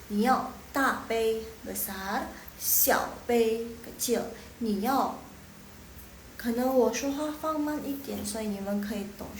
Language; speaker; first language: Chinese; non-native, fluent; Indonesian